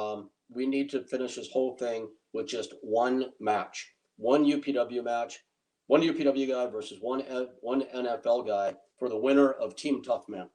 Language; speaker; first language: English; native; English